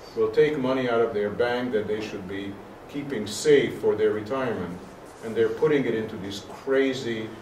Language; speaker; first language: English; non-native, fluent; Hungarian